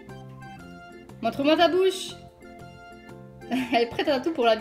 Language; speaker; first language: French; native; French